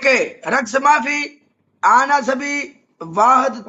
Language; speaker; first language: Arabic; non-native, learner; Punjabi